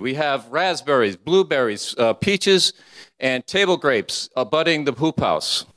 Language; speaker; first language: English; native; English